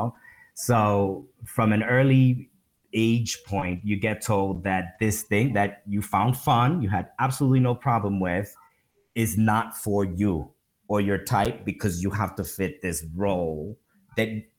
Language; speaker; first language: English; native; English